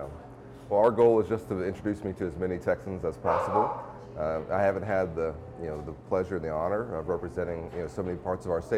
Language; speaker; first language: English; native; English